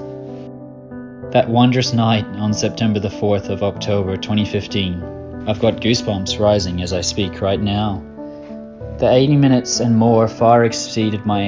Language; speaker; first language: English; native; English